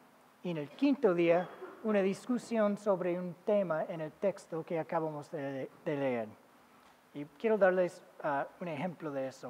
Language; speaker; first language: Spanish; non-native, fluent; English